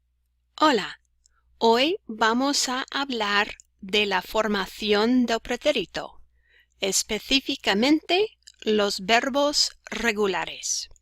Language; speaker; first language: Spanish; non-native, fluent; English